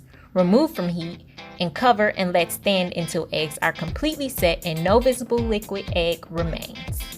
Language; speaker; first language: English; native; English